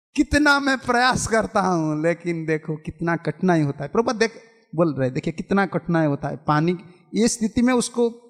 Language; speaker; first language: Hindi; non-native, local second language; Odia